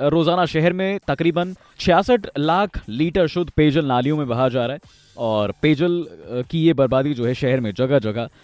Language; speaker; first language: Hindi; native; Hindi